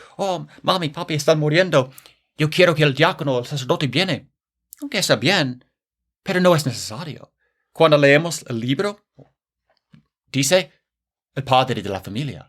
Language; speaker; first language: Spanish; non-native, fluent; English